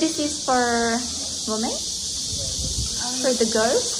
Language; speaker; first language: English; non-native, local second language; Hindi